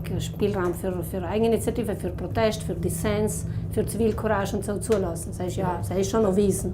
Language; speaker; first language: German; native; German